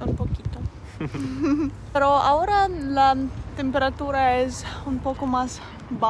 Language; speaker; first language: Spanish; non-native, learner; Russian